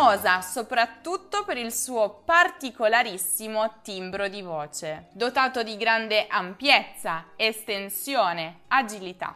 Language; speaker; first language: Italian; native; Italian